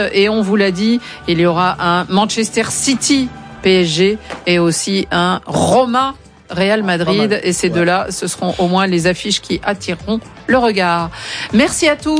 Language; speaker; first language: French; native; French